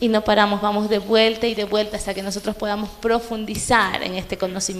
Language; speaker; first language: Spanish; native; Spanish